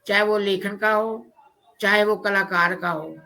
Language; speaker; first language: Hindi; non-native, local second language; Punjabi